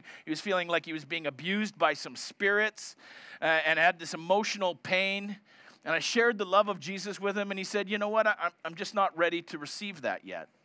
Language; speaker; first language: English; native; English